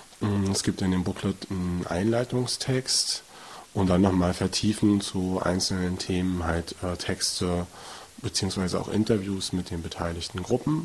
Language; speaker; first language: German; native; German